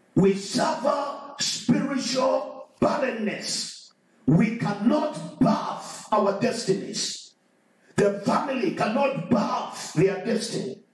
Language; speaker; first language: English; non-native, local second language; Swahili